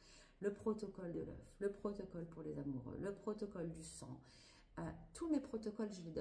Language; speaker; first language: French; native; French